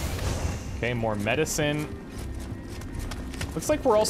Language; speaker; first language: English; native; English